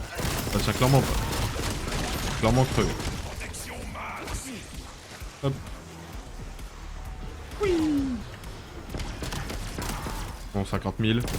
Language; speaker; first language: French; native; French